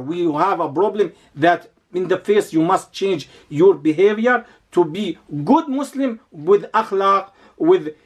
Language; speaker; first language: English; non-native, learner; Arabic